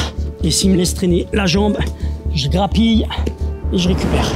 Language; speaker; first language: French; native; French